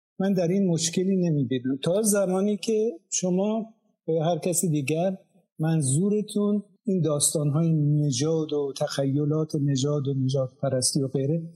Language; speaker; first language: Persian; non-native, local second language; Azerbaijani